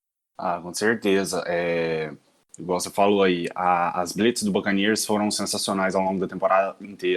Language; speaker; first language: Portuguese; native; Portuguese